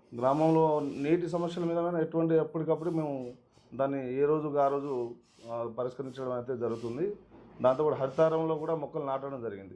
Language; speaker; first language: Telugu; non-native, local second language; Lambadi